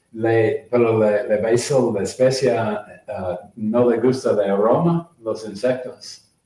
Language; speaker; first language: Spanish; non-native, learner; English